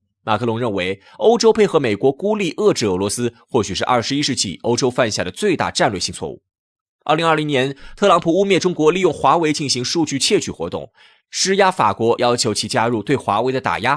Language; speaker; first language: Chinese; native; Chinese